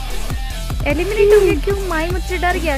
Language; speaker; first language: Hindi; native; Hindi